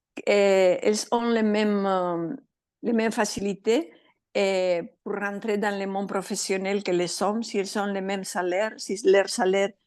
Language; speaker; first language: French; non-native, fluent; Spanish